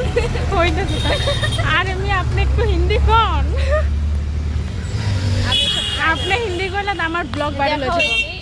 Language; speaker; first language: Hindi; non-native, learner; Bangla